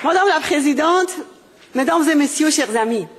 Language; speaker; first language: French; non-native, fluent; Persian